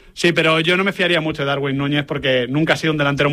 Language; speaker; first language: Spanish; native; Spanish